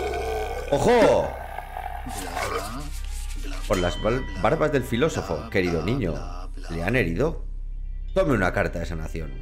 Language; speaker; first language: Spanish; native; Spanish